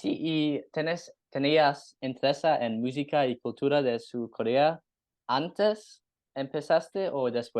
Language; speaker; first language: Spanish; non-native, learner; English